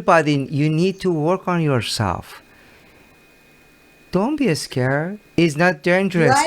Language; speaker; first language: English; non-native, learner; Persian